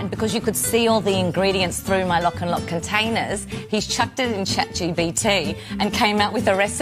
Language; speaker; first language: English; native; English